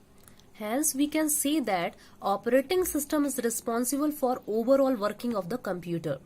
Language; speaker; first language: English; non-native, local second language; Hindi